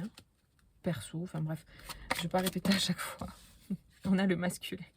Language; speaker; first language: French; native; French